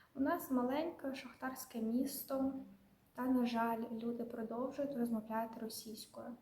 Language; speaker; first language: Ukrainian; non-native, local second language; Russian